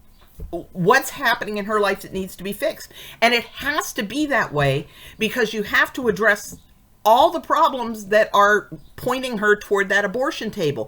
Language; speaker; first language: English; native; English